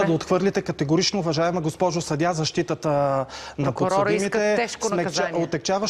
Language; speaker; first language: Bulgarian; native; Bulgarian